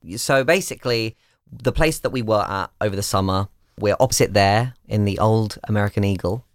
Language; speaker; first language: English; native; English